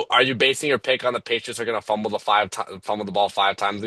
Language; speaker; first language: English; native; English